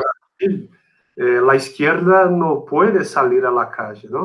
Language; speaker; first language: Spanish; non-native, fluent; Portuguese